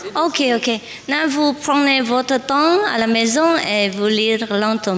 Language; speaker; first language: French; non-native, learner; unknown